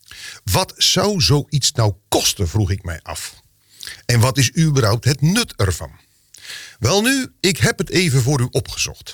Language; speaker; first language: Dutch; native; Dutch